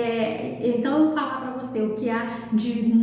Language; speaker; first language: Portuguese; native; Portuguese